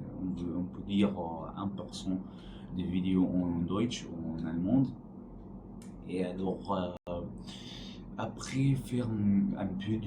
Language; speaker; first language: French; non-native, learner; Arabic